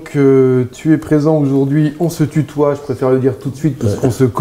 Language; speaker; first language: French; native; French